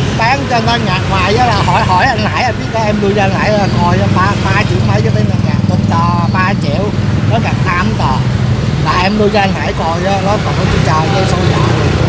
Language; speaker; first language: Vietnamese; non-native, local second language; Chinese